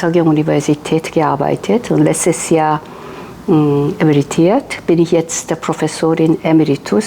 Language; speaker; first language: German; non-native, fluent; Korean